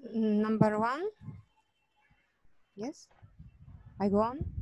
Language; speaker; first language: English; non-native, learner; Arabic